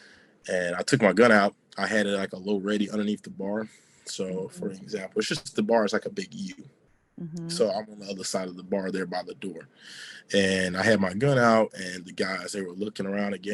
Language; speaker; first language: English; native; English